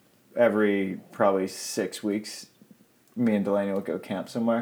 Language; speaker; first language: English; native; English